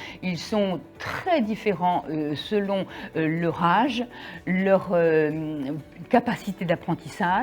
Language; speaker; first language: French; native; French